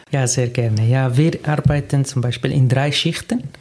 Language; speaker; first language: German; non-native, learner; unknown